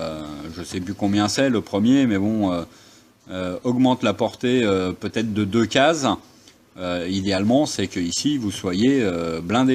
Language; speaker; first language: French; native; French